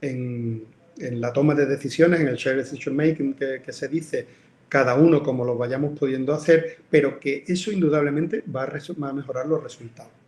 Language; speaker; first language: Spanish; native; Spanish